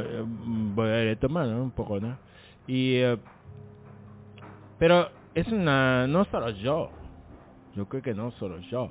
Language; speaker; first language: Spanish; non-native, learner; Japanese